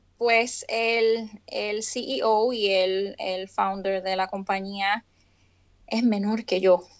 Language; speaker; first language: Spanish; native; Spanish